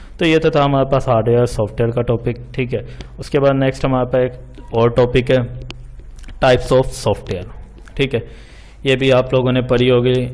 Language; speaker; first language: Urdu; non-native, local second language; Punjabi